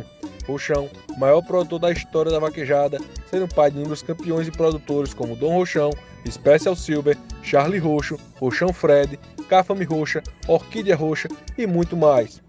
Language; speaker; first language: Portuguese; native; Portuguese